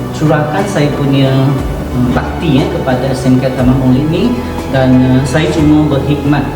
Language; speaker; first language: Malay; non-native, local second language; Chinese